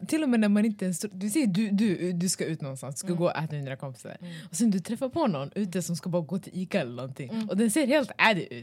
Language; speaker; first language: Swedish; early bilingual, other home language; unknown